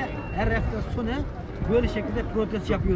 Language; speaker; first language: Turkish; non-native, learner; Uyghur